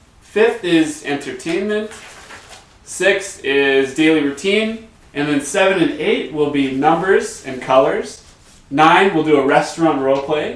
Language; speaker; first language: English; native; English